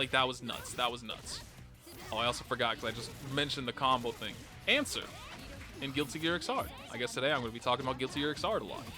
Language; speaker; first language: English; native; English